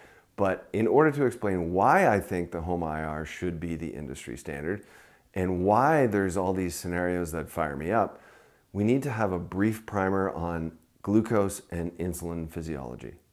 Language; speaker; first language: English; native; English